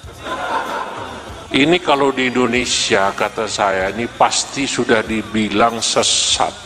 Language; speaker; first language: Indonesian; native; Indonesian